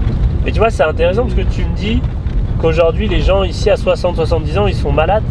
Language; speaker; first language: French; native; French